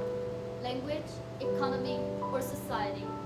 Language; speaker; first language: English; non-native, learner; Korean